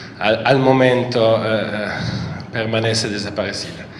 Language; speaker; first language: Spanish; non-native, fluent; Italian